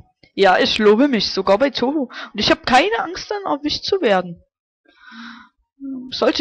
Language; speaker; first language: German; native; German